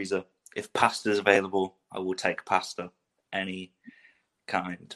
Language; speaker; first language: English; native; English